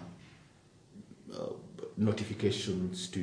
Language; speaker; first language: English; non-native, local second language; Luo (Kenya and Tanzania)